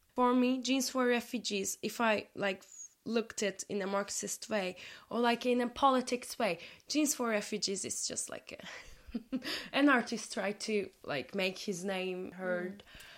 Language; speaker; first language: English; non-native, fluent; Turkish